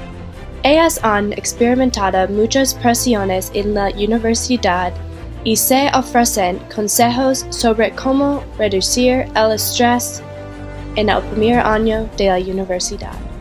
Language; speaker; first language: Spanish; non-native, learner; English